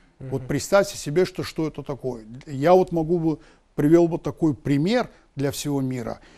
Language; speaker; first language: Russian; non-native, local second language; Azerbaijani